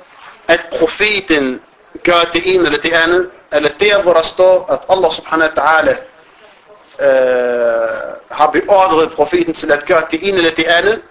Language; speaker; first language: Danish; early bilingual, other home language; Arabic